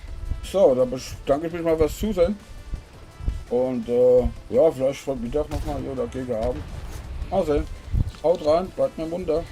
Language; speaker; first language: German; native; German